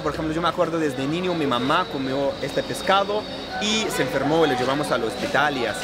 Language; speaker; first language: Spanish; non-native, fluent; Arabic